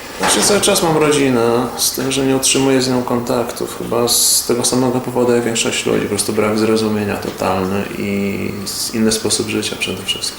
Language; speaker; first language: Polish; native; Polish